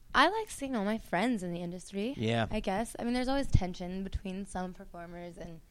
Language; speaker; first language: English; native; English